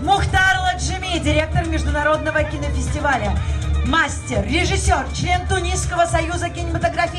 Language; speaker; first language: Russian; native; Russian